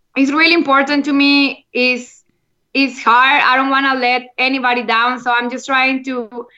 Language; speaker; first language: English; non-native, learner; Spanish